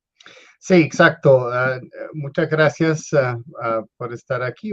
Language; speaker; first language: Spanish; non-native, fluent; English